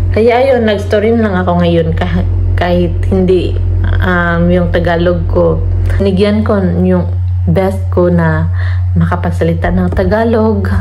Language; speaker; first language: Filipino; non-native, local second language; Cebuano